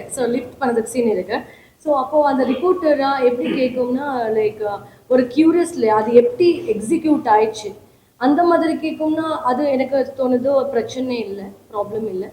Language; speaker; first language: Tamil; non-native, learner; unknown